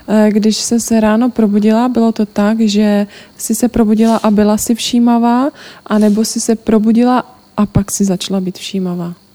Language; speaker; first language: Czech; native; Czech